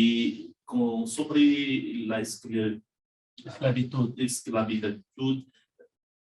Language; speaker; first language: Spanish; non-native, learner; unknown